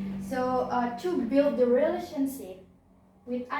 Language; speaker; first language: English; non-native, learner; Indonesian